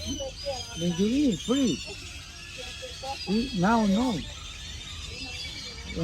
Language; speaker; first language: English; non-native, learner; Spanish